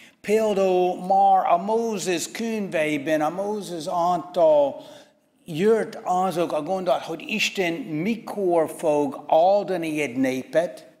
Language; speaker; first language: Hungarian; non-native, fluent; English